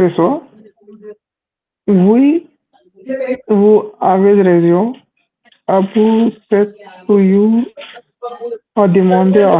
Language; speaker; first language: French; non-native, learner; Hindi